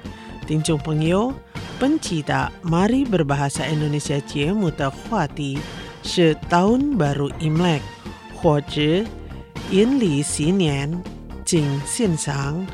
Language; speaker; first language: Chinese; non-native, local second language; Indonesian